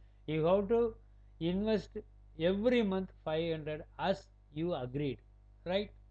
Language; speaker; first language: English; non-native, local second language; Tamil